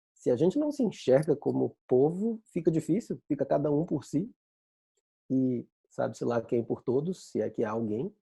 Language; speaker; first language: Portuguese; native; Portuguese